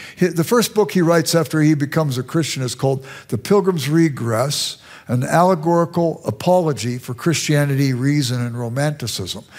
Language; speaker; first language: English; native; English